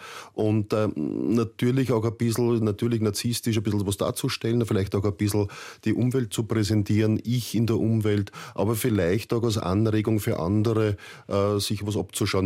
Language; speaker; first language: German; native; German